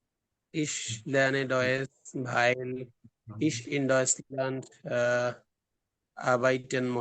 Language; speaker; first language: German; non-native, learner; Bangla